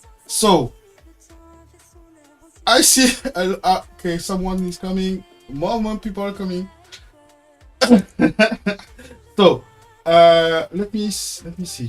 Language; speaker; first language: English; non-native, learner; French